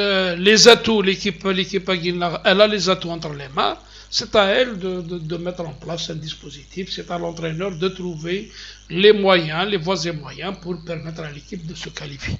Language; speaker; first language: French; non-native, local second language; Kabyle